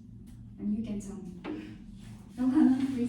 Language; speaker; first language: English; non-native, fluent; Kazakh